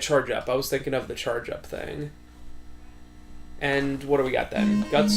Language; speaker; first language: English; native; English